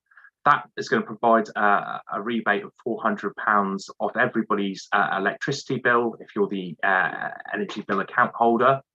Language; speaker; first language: English; native; English